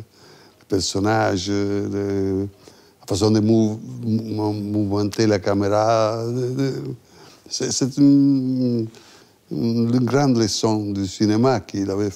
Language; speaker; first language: French; non-native, fluent; Italian